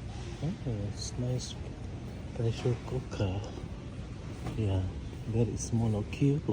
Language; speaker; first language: English; non-native, local second language; Filipino